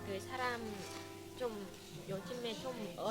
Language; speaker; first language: Korean; non-native, learner; Vietnamese